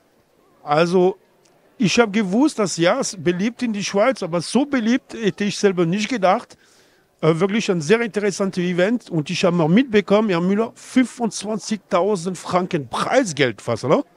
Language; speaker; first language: German; non-native, fluent; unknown